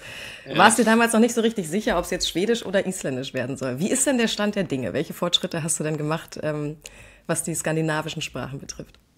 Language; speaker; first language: German; native; German